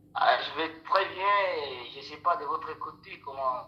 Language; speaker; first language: French; non-native, local second language; Rundi